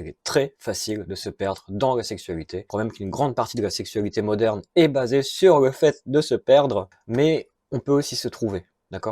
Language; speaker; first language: French; native; French